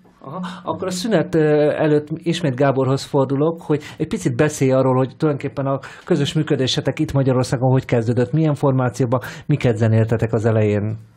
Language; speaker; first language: Hungarian; native; Hungarian